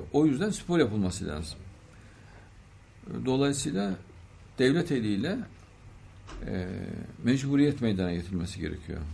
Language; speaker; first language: Turkish; native; Turkish